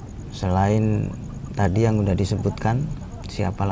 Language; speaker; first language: Indonesian; native; Indonesian